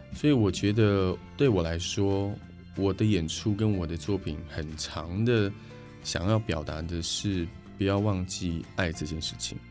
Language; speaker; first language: Chinese; native; Chinese